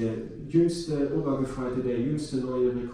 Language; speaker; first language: German; native; German